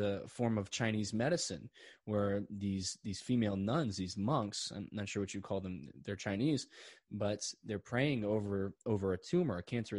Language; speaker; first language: English; native; English